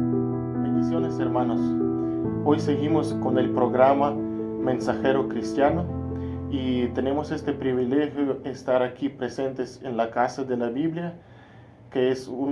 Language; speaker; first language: Spanish; non-native, learner; Russian